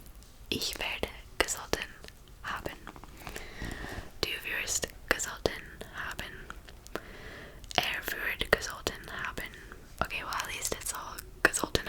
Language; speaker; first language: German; non-native, learner; English